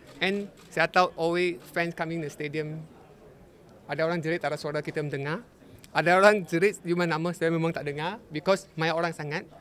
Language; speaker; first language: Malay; non-native, local second language; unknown